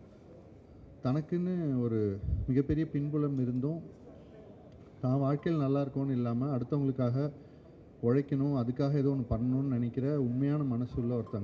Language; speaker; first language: Tamil; native; Tamil